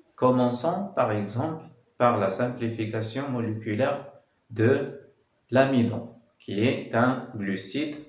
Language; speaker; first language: French; non-native, local second language; Arabic